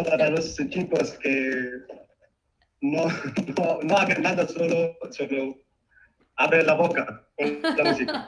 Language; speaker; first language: Spanish; non-native, fluent; Arabic